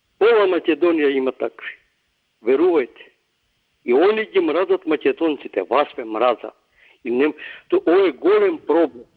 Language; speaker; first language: Macedonian; non-native, local second language; Romany